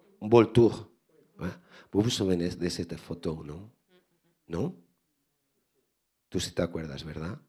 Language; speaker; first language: French; non-native, learner; Spanish